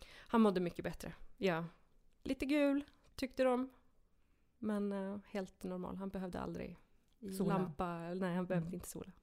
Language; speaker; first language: Swedish; non-native, fluent; Icelandic